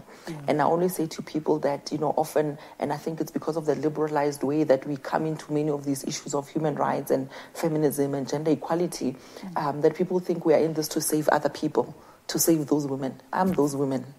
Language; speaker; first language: English; non-native, local second language; Southern Sotho